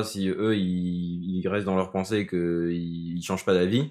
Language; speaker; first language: French; native; French